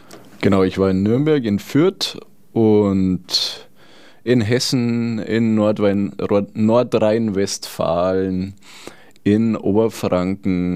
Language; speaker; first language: German; native; German